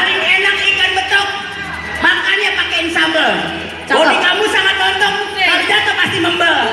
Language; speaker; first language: Indonesian; native; Indonesian